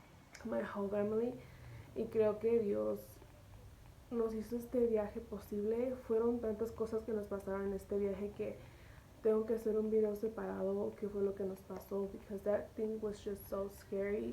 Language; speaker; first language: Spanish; early bilingual, heritage; Spanish